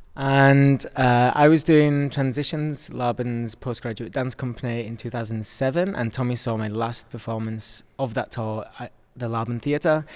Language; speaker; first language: English; native; English